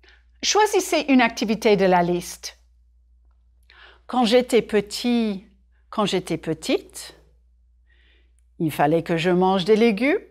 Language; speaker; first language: French; non-native, fluent; English